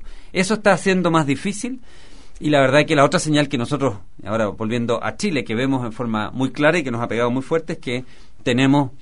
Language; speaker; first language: Spanish; native; Spanish